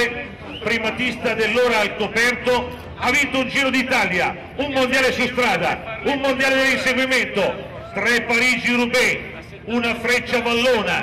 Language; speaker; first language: Italian; native; Italian